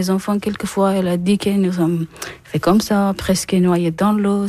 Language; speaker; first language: French; non-native, learner; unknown